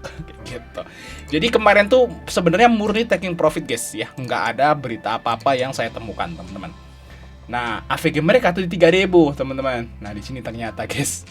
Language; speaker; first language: Indonesian; native; Indonesian